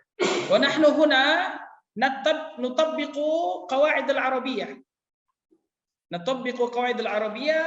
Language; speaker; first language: Arabic; non-native, fluent; Indonesian